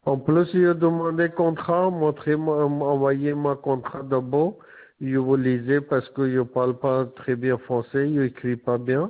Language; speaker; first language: French; non-native, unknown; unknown